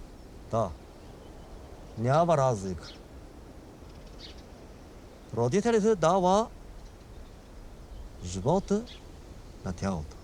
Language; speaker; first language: Bulgarian; non-native, learner; Chinese